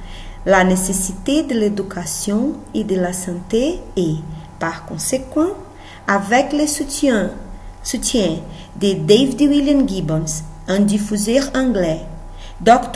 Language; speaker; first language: French; non-native, learner; Portuguese